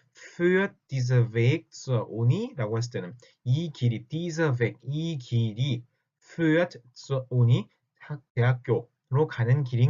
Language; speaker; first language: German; non-native, fluent; Korean